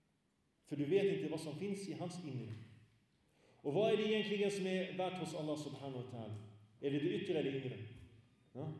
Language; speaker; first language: Swedish; early bilingual, other home language; Arabic